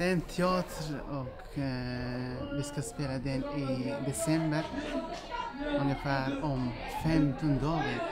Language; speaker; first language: Swedish; non-native, learner; Persian